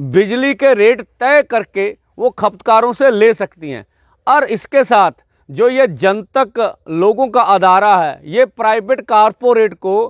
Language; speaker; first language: Hindi; non-native, local second language; Punjabi